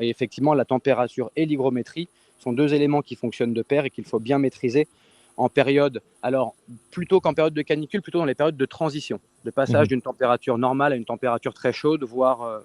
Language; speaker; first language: French; native; French